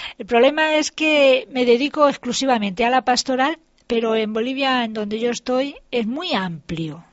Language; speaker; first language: Spanish; native; Spanish